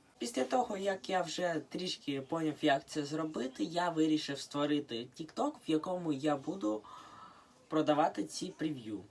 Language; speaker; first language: Ukrainian; non-native, local second language; Russian